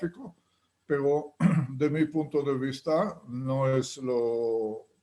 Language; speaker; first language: Spanish; non-native, fluent; Hebrew